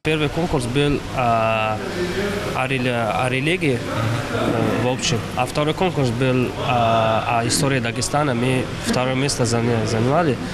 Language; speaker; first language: Russian; non-native, fluent; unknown